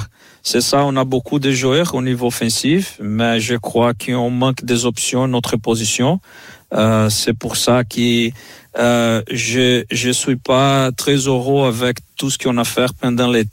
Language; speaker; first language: French; non-native, fluent; Portuguese